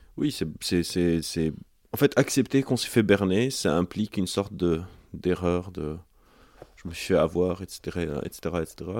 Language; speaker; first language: French; non-native, local second language; Arabic